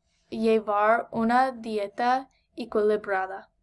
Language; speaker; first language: Spanish; non-native, learner; English